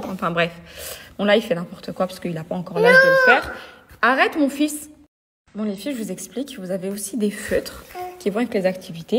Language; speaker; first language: French; native; French